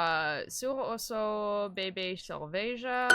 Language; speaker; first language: Portuguese; non-native, learner; English